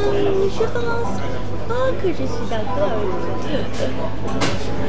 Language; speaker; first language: French; non-native, learner; Chinese